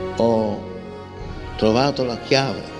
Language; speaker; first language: Italian; non-native, fluent; Polish